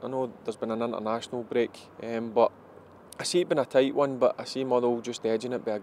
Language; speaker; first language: English; native; English